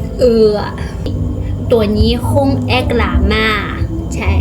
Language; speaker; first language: Thai; non-native, learner; Chinese